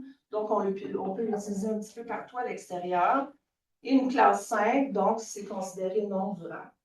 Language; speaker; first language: French; native; French